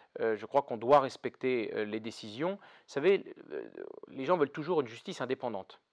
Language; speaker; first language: French; native; French